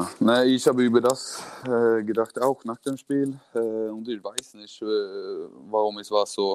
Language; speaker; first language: German; non-native, learner; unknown